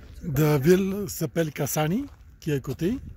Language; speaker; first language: French; non-native, learner; Bulgarian